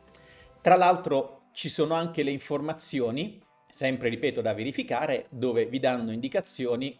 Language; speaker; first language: Italian; native; Italian